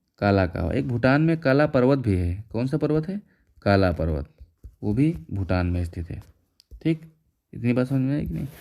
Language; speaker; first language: Hindi; native; Hindi